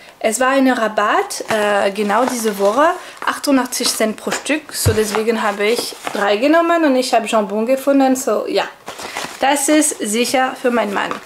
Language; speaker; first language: German; non-native, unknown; French